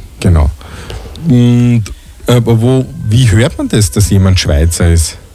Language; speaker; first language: German; native; German